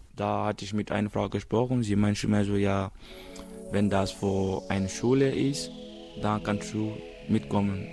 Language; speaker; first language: German; non-native, fluent; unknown